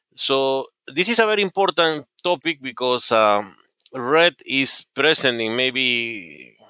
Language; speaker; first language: English; non-native, fluent; Spanish